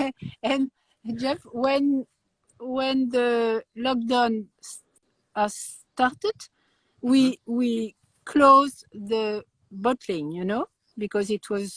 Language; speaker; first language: English; non-native, learner; French